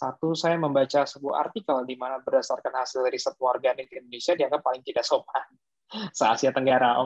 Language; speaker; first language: Indonesian; native; Indonesian